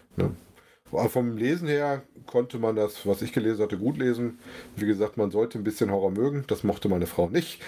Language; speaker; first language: German; native; German